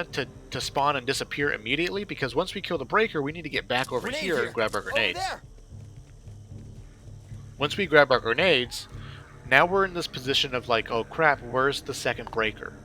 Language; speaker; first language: English; native; English